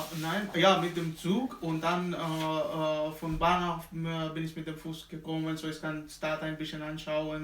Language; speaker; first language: German; non-native, learner; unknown